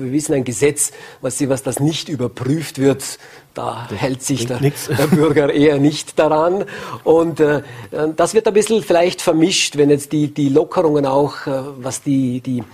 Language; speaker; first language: German; native; German